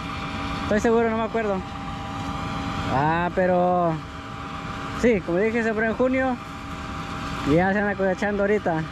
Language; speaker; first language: Spanish; native; Spanish